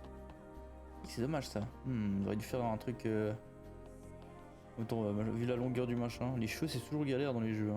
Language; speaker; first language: French; native; French